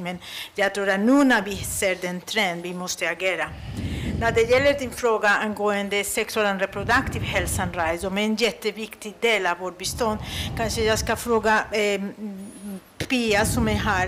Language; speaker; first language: Swedish; non-native, fluent; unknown